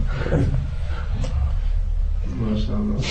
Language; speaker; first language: Arabic; non-native, learner; French